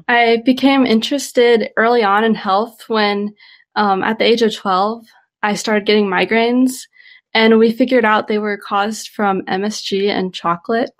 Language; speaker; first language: English; native; English